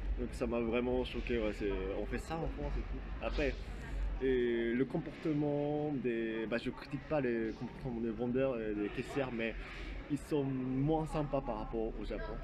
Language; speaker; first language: French; non-native, fluent; Japanese